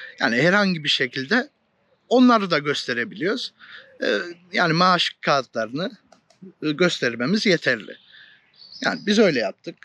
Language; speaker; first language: Turkish; native; Turkish